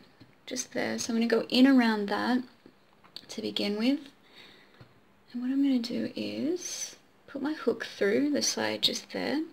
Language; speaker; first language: English; native; English